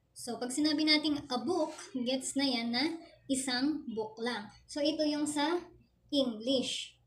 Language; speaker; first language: Filipino; native; Filipino